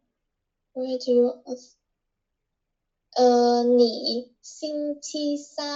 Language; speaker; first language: Chinese; non-native, learner; Vietnamese